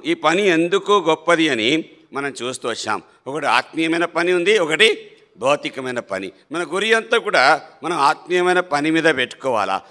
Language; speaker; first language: Telugu; non-native, local second language; Malayalam